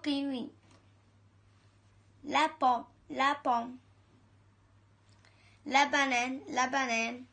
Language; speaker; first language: French; non-native, learner; Arabic